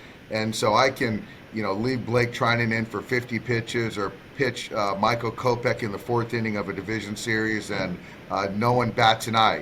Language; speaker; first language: English; native; English